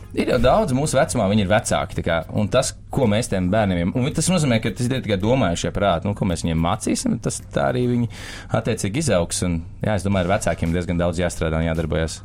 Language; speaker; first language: Latvian; native; Latvian